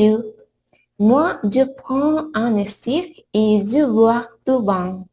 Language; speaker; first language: French; non-native, learner; Spanish